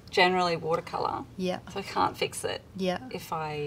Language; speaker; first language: English; native; English